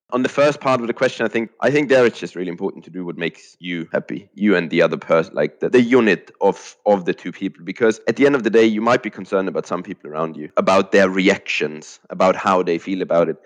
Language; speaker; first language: English; non-native, fluent; German